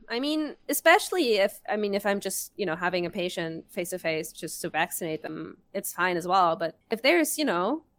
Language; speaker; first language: English; non-native, fluent; German